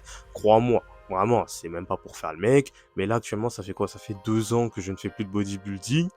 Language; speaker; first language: French; native; French